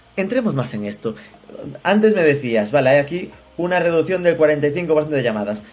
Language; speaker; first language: Spanish; native; Spanish